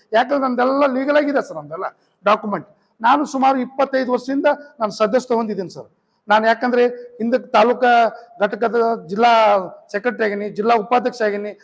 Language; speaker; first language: Kannada; non-native, local second language; Lambadi